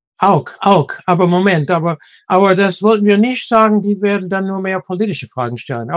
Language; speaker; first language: German; non-native, fluent; English